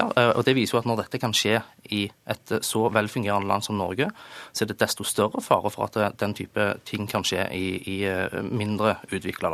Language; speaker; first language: Norwegian; native; Norwegian